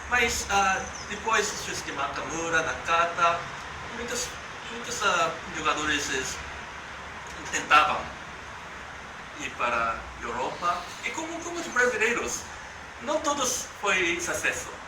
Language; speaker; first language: Portuguese; non-native, learner; Japanese